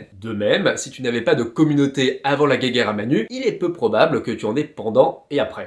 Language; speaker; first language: French; native; French